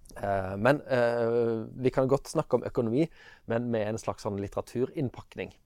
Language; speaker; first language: Norwegian; native; Norwegian